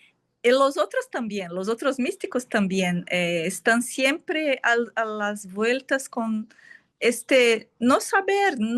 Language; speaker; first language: Spanish; non-native, fluent; Portuguese